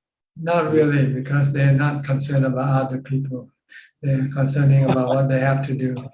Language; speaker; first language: English; non-native, fluent; Thai